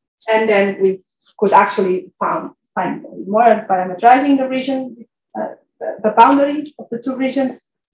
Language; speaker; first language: English; non-native, fluent; Catalan